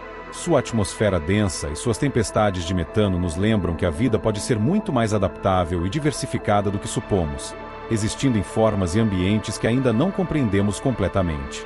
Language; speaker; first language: Portuguese; native; Portuguese